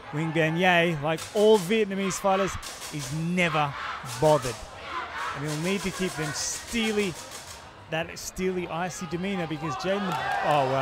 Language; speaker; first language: English; native; English